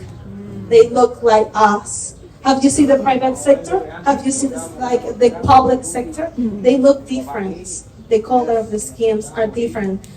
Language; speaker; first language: English; non-native, fluent; Spanish